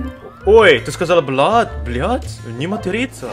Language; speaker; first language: Russian; non-native, learner; Indonesian